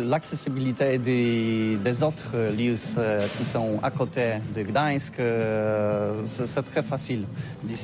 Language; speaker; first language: French; non-native, learner; Polish